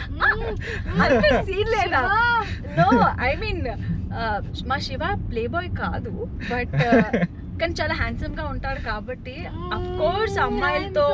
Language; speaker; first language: Telugu; native; Telugu